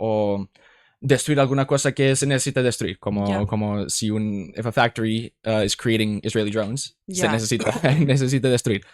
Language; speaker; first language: Spanish; non-native, learner; English